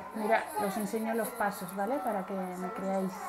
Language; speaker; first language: Spanish; non-native, fluent; Georgian